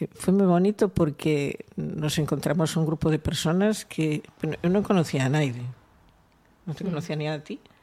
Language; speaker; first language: Galician; non-native, local second language; Spanish